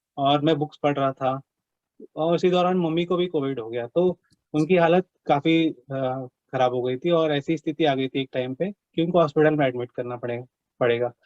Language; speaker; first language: Hindi; native; Hindi